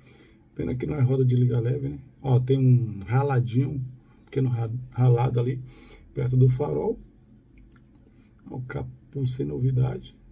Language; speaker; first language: Portuguese; native; Portuguese